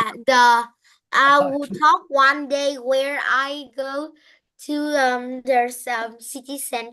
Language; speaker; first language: English; non-native, learner; Vietnamese